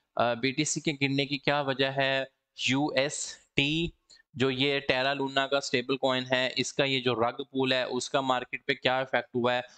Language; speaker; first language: Hindi; native; Hindi